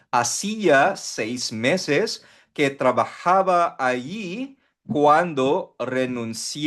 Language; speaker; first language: Spanish; non-native, fluent; Filipino